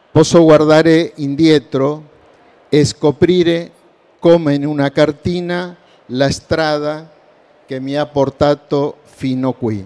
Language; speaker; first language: Italian; non-native, learner; Spanish